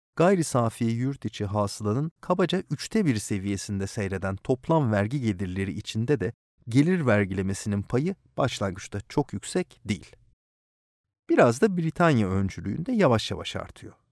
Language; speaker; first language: Turkish; native; Turkish